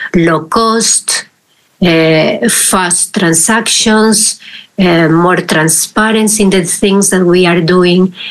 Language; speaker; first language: English; non-native, fluent; Spanish